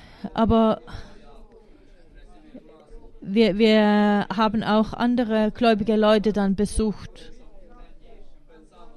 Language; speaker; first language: German; non-native, fluent; Finnish